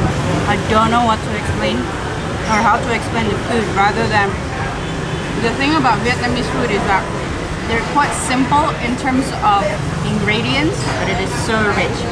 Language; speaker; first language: English; non-native, fluent; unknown